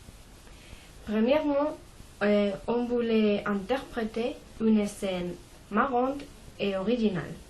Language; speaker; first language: French; non-native, learner; Spanish